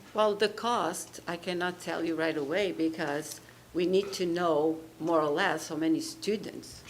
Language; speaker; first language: English; non-native, fluent; Portuguese